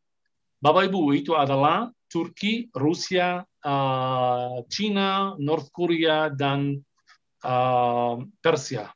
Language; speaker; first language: Indonesian; non-native, fluent; Arabic